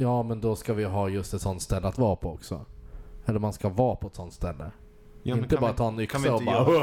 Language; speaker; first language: Swedish; native; Swedish